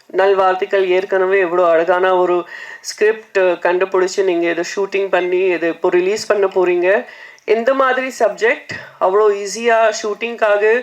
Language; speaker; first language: Tamil; non-native, fluent; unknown